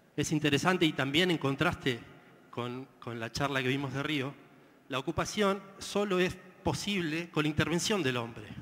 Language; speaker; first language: Spanish; native; Spanish